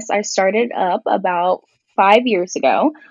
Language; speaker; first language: English; native; English